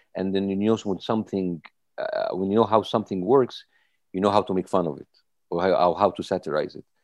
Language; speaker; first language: English; non-native, fluent; Arabic